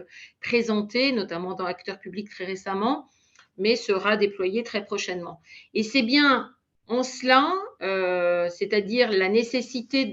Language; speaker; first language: French; native; French